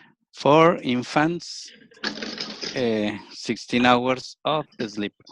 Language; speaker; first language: English; non-native, learner; Spanish